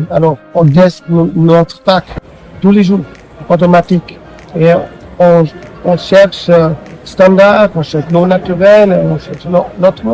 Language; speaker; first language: French; non-native, learner; German